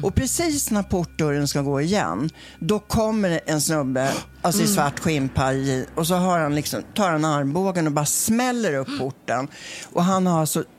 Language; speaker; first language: Swedish; native; Swedish